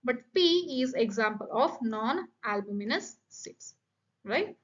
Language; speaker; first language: English; non-native, local second language; Kannada